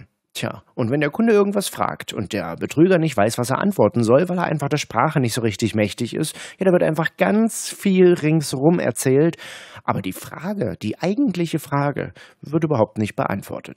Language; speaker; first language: German; native; German